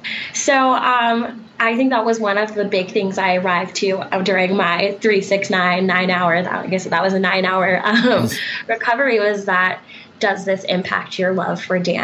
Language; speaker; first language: English; native; English